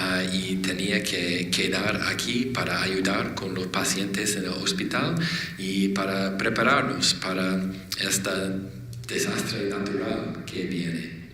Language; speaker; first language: Spanish; non-native, learner; English